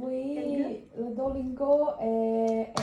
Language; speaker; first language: French; non-native, learner; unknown